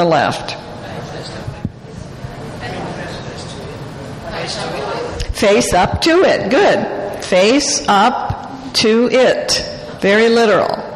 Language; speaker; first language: English; native; English